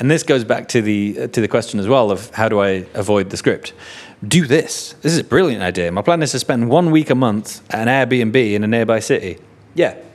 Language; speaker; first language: English; native; English